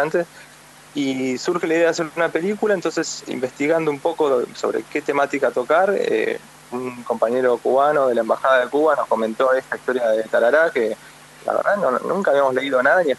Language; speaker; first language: Spanish; native; Spanish